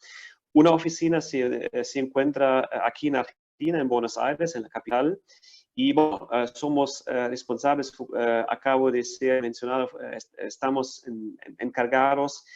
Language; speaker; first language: Spanish; non-native, fluent; German